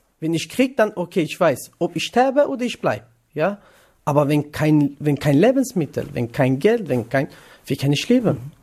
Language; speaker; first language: German; non-native, learner; Kurdish